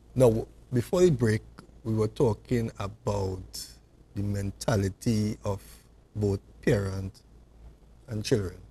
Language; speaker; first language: English; native; English